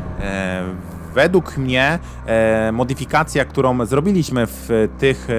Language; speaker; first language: Polish; native; Polish